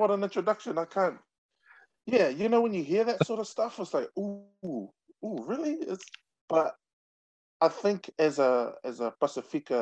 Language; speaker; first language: English; native; English